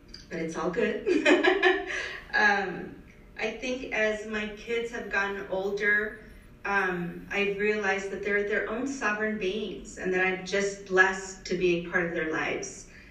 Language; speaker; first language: English; early bilingual, other home language; Spanish